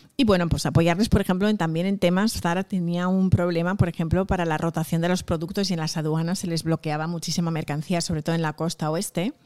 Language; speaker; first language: Spanish; early bilingual, other home language; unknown